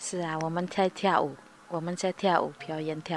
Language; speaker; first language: Chinese; non-native, learner; Indonesian